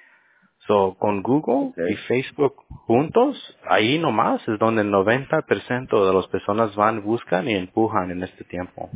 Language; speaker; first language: Spanish; early bilingual, heritage; Spanish